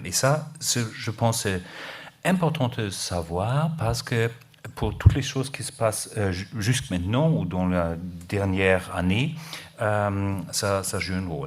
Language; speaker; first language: French; non-native, learner; German